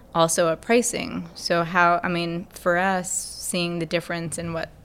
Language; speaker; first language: English; native; English